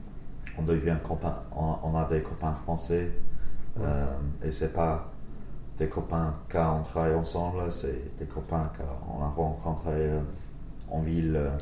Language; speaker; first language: French; non-native, learner; English